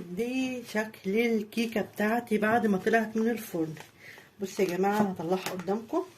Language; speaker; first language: Arabic; native; Arabic